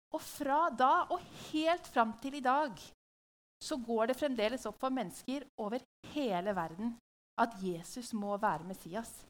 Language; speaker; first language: Norwegian; native; Norwegian